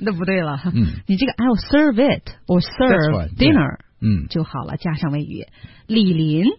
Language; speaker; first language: Chinese; native; Chinese